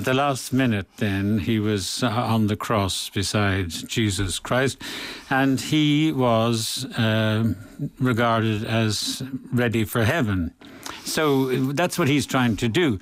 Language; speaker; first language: English; native; English